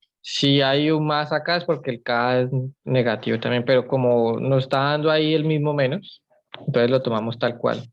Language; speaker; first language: Spanish; native; Spanish